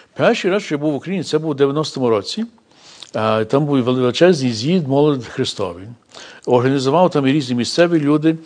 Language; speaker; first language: Ukrainian; early bilingual, heritage; Ukrainian